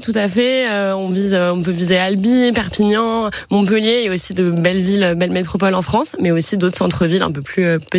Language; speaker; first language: French; native; French